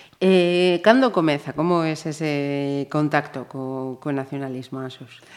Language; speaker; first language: Galician; non-native, local second language; Spanish